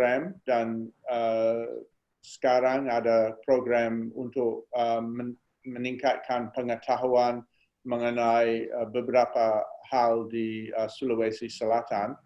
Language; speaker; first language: Indonesian; non-native, fluent; English